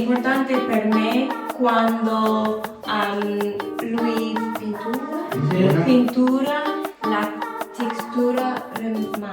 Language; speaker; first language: Italian; non-native, learner; English